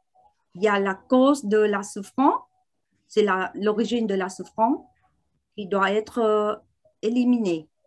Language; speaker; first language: French; non-native, learner; Vietnamese